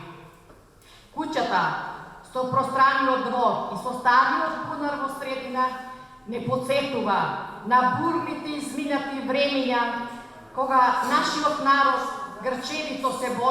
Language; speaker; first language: Macedonian; native; Macedonian